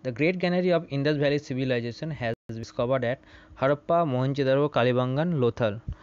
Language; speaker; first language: English; non-native, local second language; Bangla